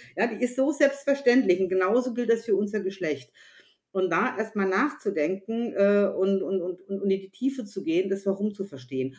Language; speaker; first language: German; native; German